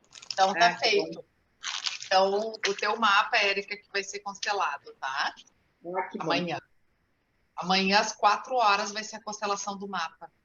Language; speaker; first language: Portuguese; native; Portuguese